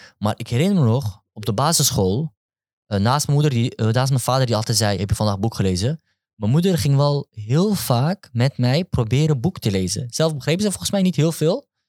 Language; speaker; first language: Dutch; early bilingual, other home language; Turkish